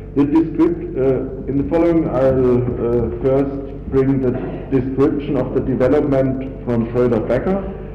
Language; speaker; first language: English; non-native, fluent; German